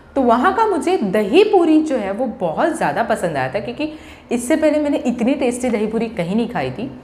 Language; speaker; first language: Hindi; non-native, local second language; Marathi